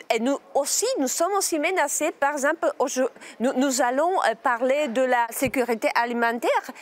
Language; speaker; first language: French; non-native, learner; Czech